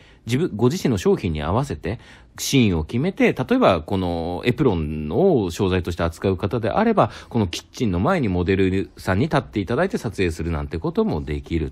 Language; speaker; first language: Japanese; native; Japanese